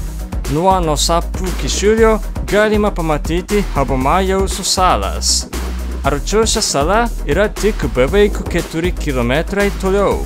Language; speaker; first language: Lithuanian; non-native, fluent; Japanese